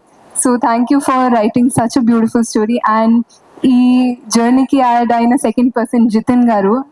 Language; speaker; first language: Telugu; non-native, fluent; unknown